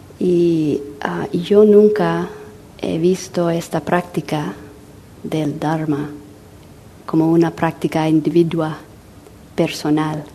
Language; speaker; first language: Spanish; non-native, fluent; English